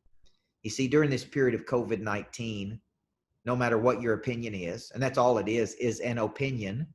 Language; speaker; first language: English; native; English